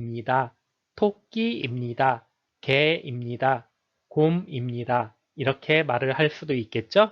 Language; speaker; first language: Korean; native; Korean